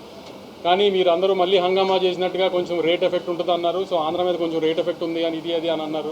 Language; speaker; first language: Telugu; native; Telugu